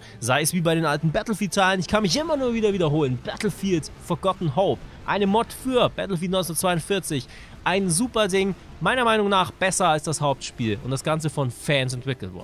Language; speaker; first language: German; native; German